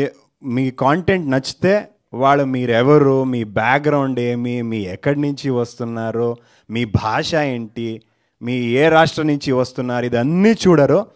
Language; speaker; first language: Telugu; non-native, learner; Kannada